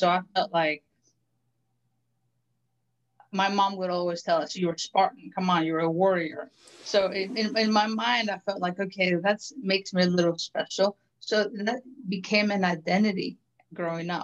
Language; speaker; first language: English; early bilingual, other home language; Greek